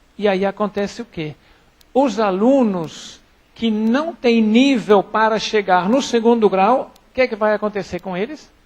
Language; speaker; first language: Portuguese; non-native, fluent; German